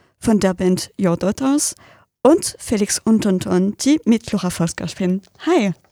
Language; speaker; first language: German; native; German